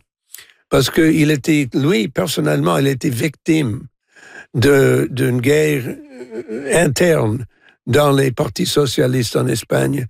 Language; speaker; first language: French; non-native, local second language; English